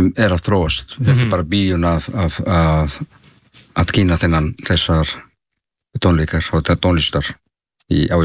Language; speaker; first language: Icelandic; non-native, learner; Spanish